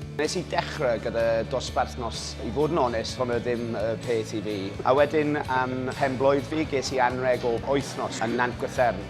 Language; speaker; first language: Welsh; non-native, local second language; English